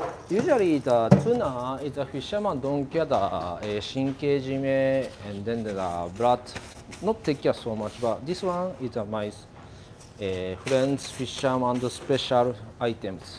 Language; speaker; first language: English; non-native, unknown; Japanese